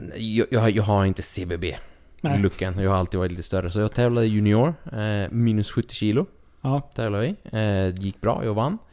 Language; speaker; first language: Swedish; early bilingual, other home language; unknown